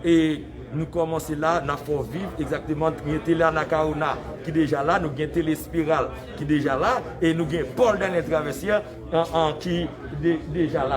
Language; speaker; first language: French; non-native, local second language; Haitian Creole